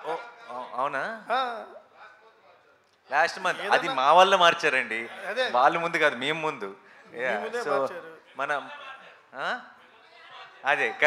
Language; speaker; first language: Telugu; native; Telugu